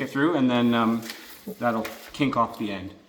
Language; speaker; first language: English; native; English